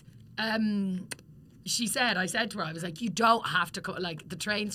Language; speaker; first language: English; native; English